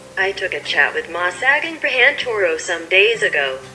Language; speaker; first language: English; non-native, fluent; Javanese